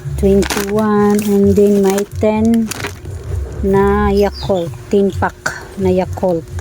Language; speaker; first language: Filipino; non-native, local second language; Cebuano